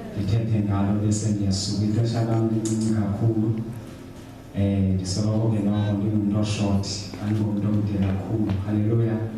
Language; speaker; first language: Zulu; non-native, local second language; Xhosa